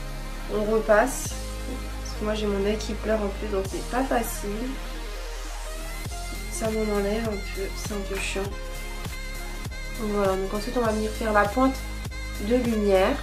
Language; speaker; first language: French; native; French